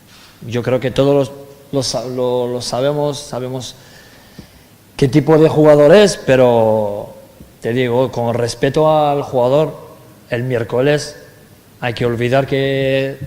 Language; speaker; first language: Spanish; non-native, fluent; French